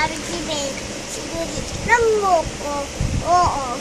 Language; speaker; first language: Filipino; native; Filipino